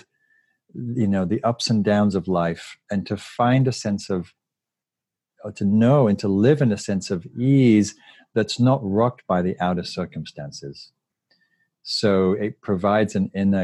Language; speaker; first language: English; native; English